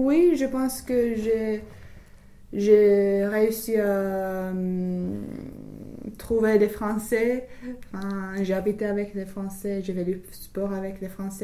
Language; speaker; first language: French; non-native, fluent; English